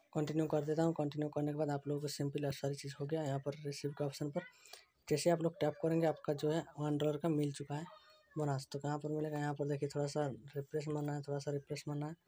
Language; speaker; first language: Hindi; native; Hindi